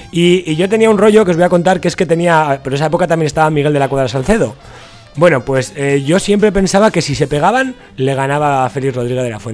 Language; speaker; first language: Spanish; native; Spanish